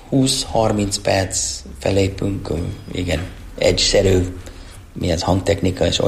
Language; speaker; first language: Hungarian; non-native, learner; English